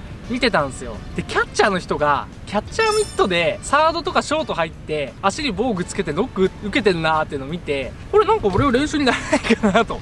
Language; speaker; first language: Japanese; native; Japanese